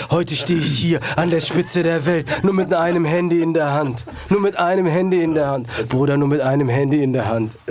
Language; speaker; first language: German; native; German